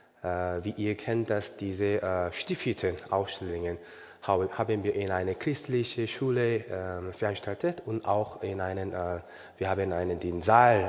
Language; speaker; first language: German; non-native, learner; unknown